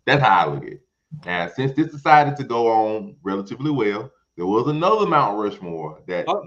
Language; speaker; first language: English; native; English